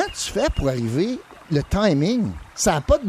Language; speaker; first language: French; native; French